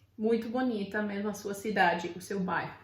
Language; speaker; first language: Portuguese; non-native, fluent; English